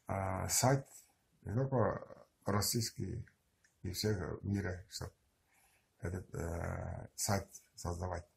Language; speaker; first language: Russian; non-native, local second language; Tuvinian